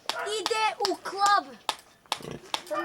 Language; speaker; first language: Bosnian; early bilingual, heritage; English